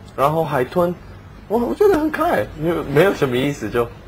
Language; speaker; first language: Chinese; non-native, learner; English